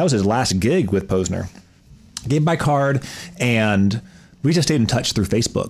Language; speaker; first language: English; native; English